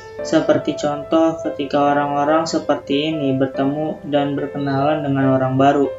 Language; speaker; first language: Indonesian; native; Indonesian